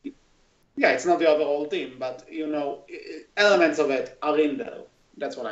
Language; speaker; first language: English; native; English